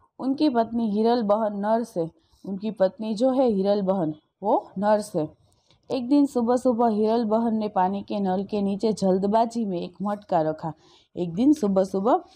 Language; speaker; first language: Hindi; non-native, local second language; Gujarati